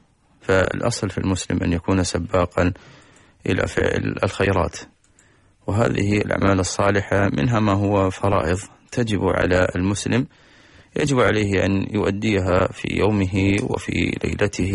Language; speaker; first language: Arabic; native; Arabic